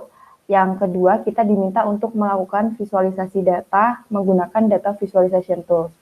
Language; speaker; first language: Indonesian; native; Indonesian